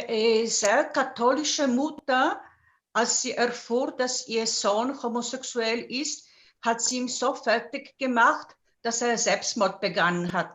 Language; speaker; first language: German; non-native, fluent; Polish